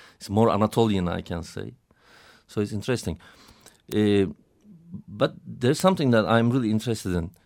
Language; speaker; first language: English; non-native, fluent; Turkish